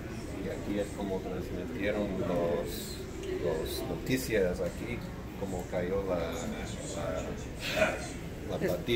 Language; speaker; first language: Spanish; non-native, learner; English